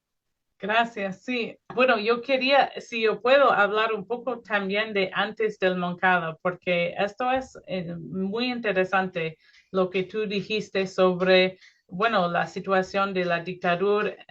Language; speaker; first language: Spanish; non-native, fluent; English